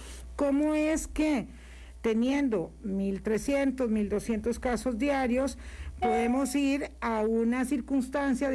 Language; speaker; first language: Spanish; native; Spanish